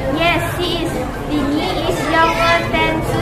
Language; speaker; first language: English; non-native, learner; Indonesian